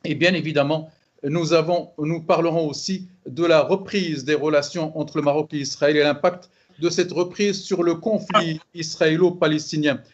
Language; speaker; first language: French; non-native, local second language; Arabic